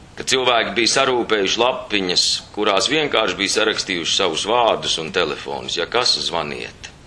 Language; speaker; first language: Latvian; native; Latvian